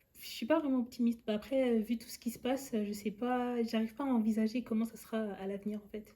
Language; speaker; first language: French; early bilingual, other home language; Lingala